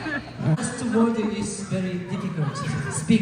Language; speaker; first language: English; non-native, learner; Korean